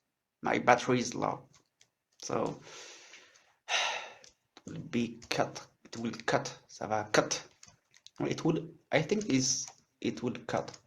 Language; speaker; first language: English; non-native, learner; French